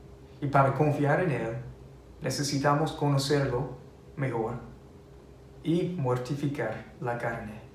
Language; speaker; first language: Spanish; non-native, fluent; English